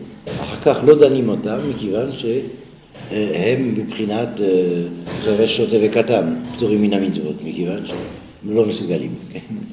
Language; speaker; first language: Hebrew; non-native, fluent; French